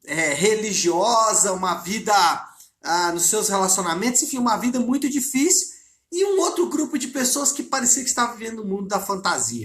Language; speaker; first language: Portuguese; native; Portuguese